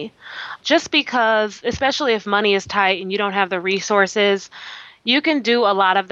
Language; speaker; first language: English; native; English